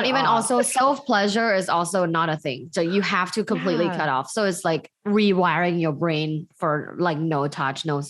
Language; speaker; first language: English; native; English